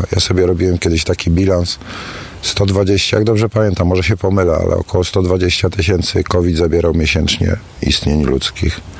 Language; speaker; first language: Polish; native; Polish